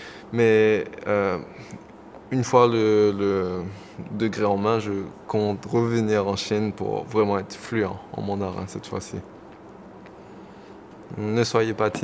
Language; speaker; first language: French; non-native, local second language; Morisyen